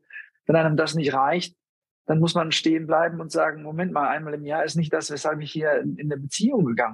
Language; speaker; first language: German; native; German